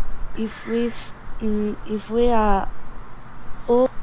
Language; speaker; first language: English; non-native, learner; Chinese